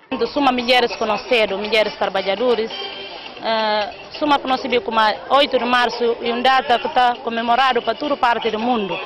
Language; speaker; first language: Portuguese; non-native, learner; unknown